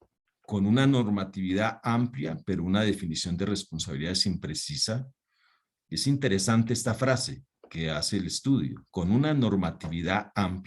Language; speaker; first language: Spanish; native; Spanish